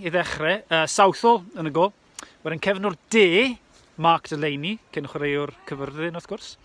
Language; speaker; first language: Welsh; native; Welsh